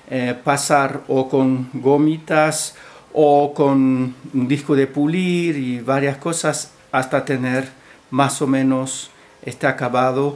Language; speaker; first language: Spanish; non-native, fluent; French